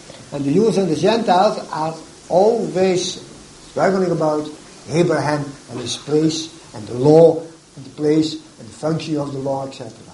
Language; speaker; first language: English; non-native, fluent; Dutch